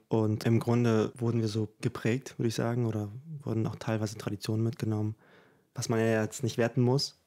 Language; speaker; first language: German; early bilingual, other home language; Ukrainian